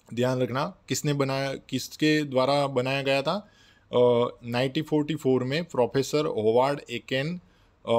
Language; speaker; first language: Hindi; non-native, local second language; Gujarati